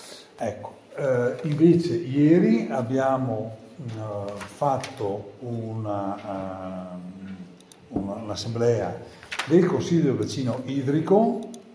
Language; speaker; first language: Italian; native; Italian